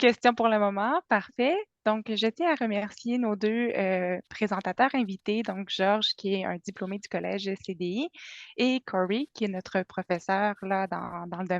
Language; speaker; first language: French; native; French